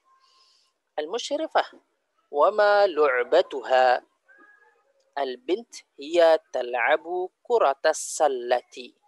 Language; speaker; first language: Arabic; non-native, fluent; Indonesian